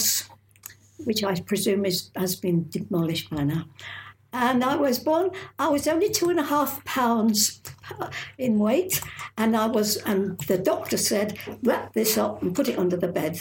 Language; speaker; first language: English; native; English